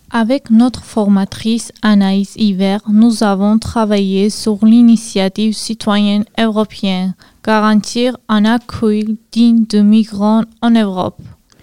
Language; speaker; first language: French; non-native, learner; Georgian